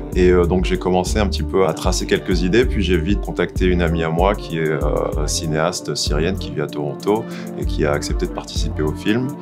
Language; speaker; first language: French; native; French